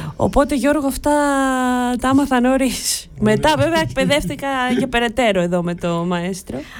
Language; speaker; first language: Greek; early bilingual, other home language; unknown